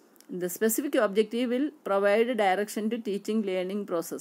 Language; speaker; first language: English; non-native, local second language; Malayalam